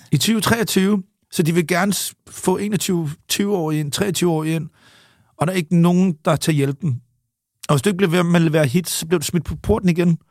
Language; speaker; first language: Danish; early bilingual, other home language; English